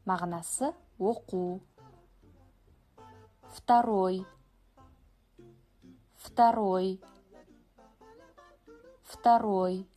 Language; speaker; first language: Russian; non-native, fluent; Kazakh